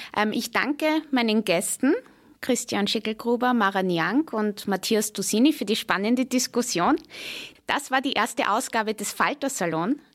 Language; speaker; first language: German; native; German